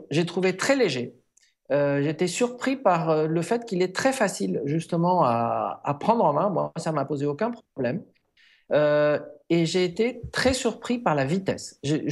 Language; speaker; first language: French; non-native, fluent; Spanish